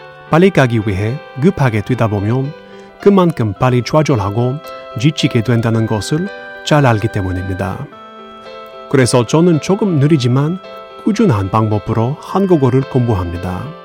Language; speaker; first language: Korean; non-native, fluent; English